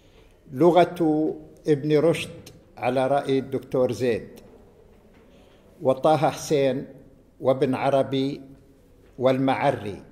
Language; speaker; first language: Arabic; native; Arabic